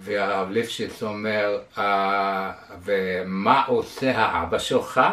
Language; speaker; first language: Hebrew; non-native, fluent; English